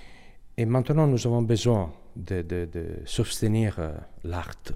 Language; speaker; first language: French; non-native, learner; Italian